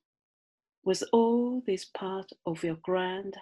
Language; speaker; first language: English; non-native, fluent; Chinese